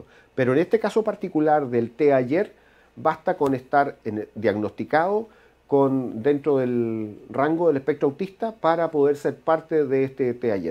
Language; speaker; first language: Spanish; native; Spanish